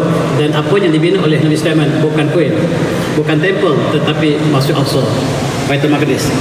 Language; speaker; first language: Malay; native; Malay